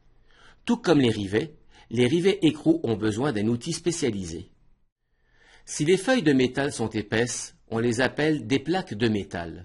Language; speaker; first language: French; native; French